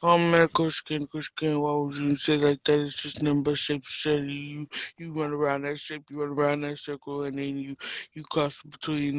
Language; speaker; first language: English; native; English